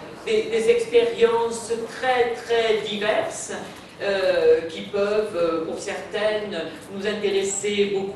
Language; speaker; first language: French; native; French